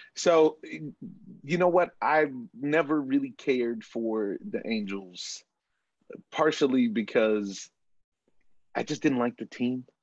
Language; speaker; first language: English; native; English